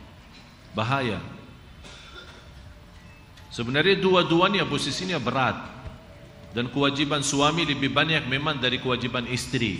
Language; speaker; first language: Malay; non-native, fluent; Arabic